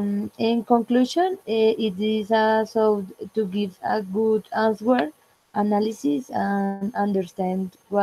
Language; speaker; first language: English; non-native, learner; Spanish